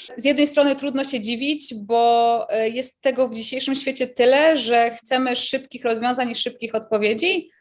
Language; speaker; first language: Polish; native; Polish